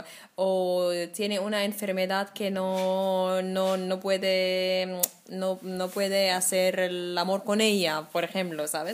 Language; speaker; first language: Spanish; non-native, fluent; Arabic